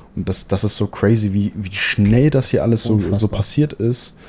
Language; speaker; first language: German; native; German